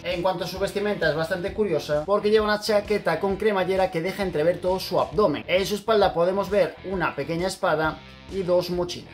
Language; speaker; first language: Spanish; native; Spanish